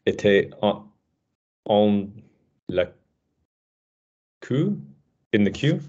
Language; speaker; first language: French; non-native, learner; English